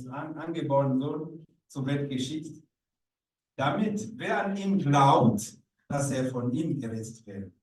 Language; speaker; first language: German; non-native, learner; Rundi